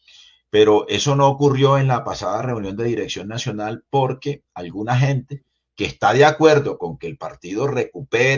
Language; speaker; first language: Spanish; native; Spanish